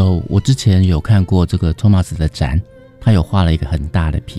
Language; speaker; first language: Chinese; native; Chinese